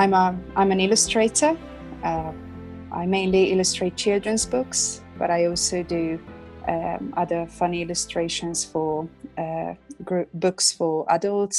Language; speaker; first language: English; non-native, fluent; Hungarian